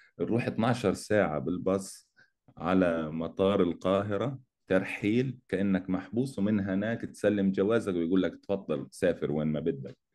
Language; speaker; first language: Arabic; native; Arabic